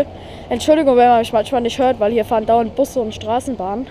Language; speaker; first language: German; native; German